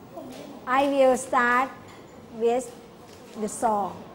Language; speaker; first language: English; non-native, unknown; Thai